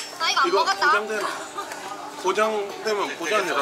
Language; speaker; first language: Korean; native; Korean